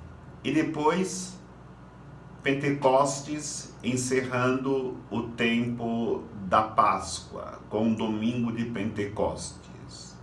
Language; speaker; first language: Portuguese; native; Portuguese